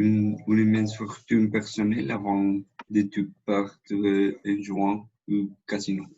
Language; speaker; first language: French; non-native, learner; Spanish